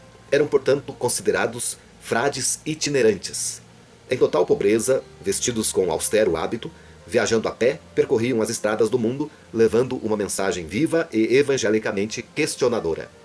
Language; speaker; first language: Portuguese; native; Portuguese